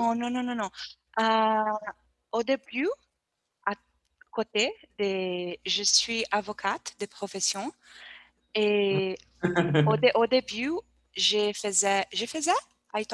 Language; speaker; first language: French; non-native, learner; Portuguese